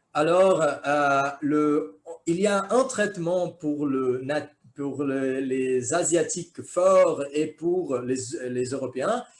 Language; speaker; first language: French; non-native, fluent; Portuguese